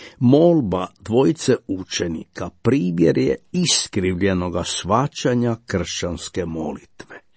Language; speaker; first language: Croatian; native; Croatian